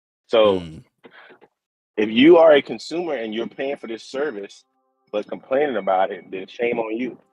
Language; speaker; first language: English; native; English